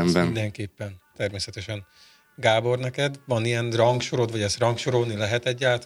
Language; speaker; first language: Hungarian; native; Hungarian